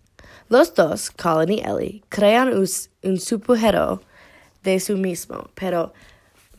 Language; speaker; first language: Spanish; non-native, learner; English